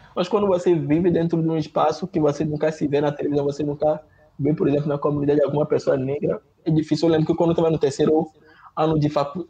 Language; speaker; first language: Portuguese; non-native, fluent; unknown